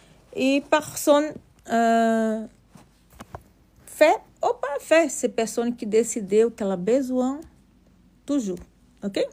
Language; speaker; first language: French; non-native, learner; Portuguese